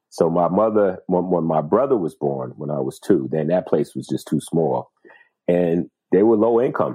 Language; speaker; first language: English; native; English